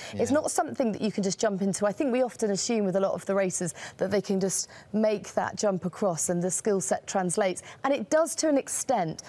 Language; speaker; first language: English; native; English